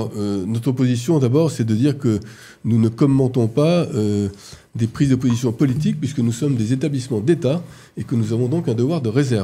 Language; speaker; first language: French; native; French